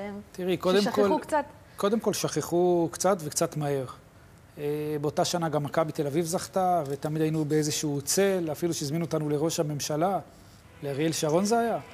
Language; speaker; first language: Hebrew; native; Hebrew